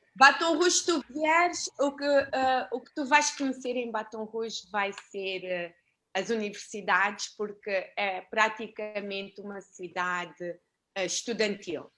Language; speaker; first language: Portuguese; native; Portuguese